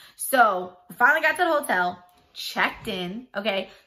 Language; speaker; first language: English; native; English